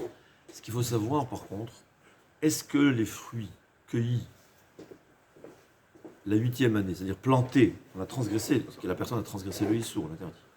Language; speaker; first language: French; native; French